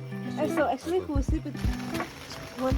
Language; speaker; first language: English; non-native, local second language; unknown